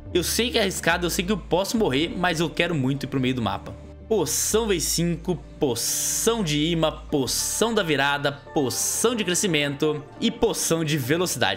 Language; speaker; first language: Portuguese; native; Portuguese